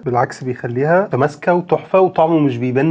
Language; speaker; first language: Arabic; native; Arabic